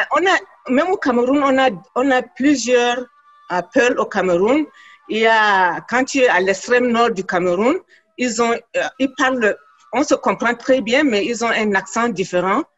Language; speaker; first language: French; non-native, local second language; Fula